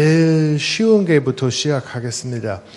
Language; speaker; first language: Korean; non-native, fluent; English